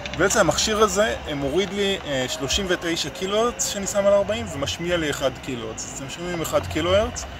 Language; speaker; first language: Hebrew; native; Hebrew